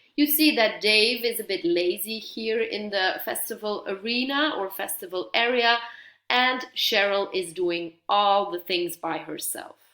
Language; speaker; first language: English; non-native, fluent; Dutch